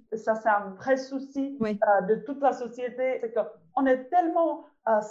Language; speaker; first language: French; non-native, fluent; Czech